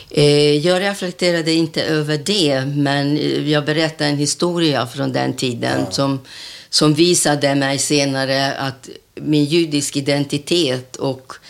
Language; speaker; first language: Swedish; non-native, fluent; Hungarian